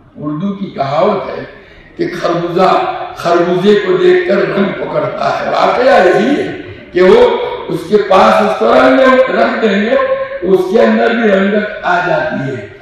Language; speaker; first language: Urdu; non-native, local second language; Gujarati